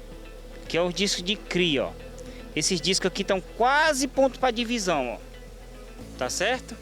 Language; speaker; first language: Portuguese; native; Portuguese